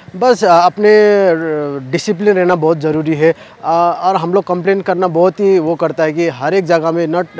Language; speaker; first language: Hindi; non-native, local second language; Nepali